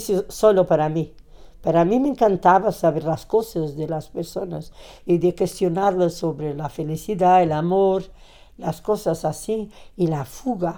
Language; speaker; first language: Spanish; non-native, fluent; Portuguese